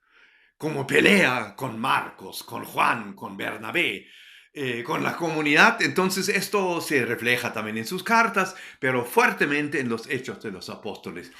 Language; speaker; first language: Spanish; non-native, fluent; German